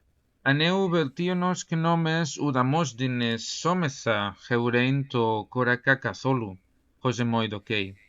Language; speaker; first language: Greek; non-native, fluent; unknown